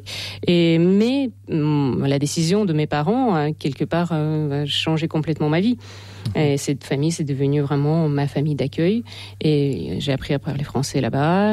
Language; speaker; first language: French; non-native, fluent; Russian